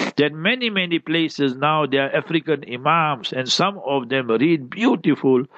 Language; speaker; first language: English; native; English